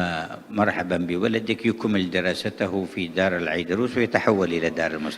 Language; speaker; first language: Arabic; native; Arabic